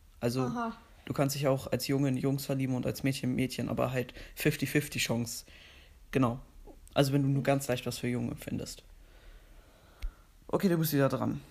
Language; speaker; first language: German; native; German